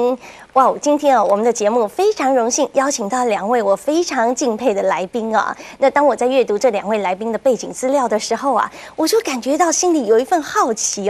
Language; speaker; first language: Chinese; native; Chinese